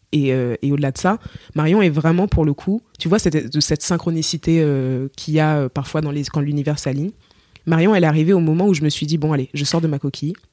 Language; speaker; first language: French; native; French